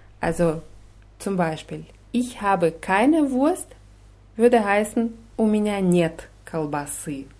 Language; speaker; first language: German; non-native, fluent; Russian